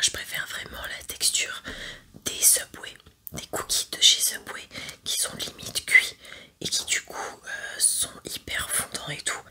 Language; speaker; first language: French; native; French